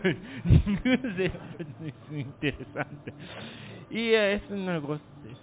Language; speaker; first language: Spanish; non-native, learner; Japanese